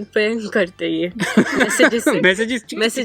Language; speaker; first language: Hindi; non-native, fluent; Norwegian